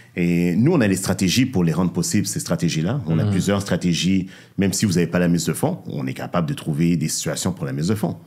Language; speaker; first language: French; native; French